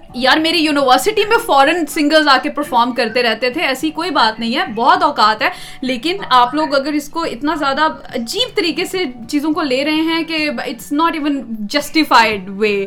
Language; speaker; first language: Urdu; native; Urdu